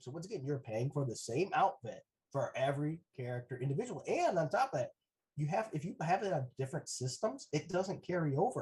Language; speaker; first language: English; native; English